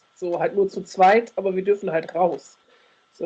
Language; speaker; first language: German; native; German